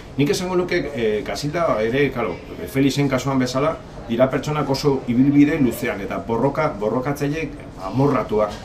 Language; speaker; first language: Basque; non-native, local second language; Spanish